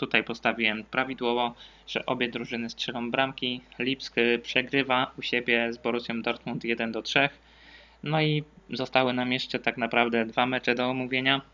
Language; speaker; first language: Polish; native; Polish